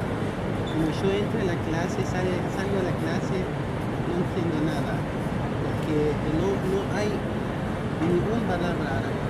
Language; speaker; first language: Spanish; non-native, learner; Arabic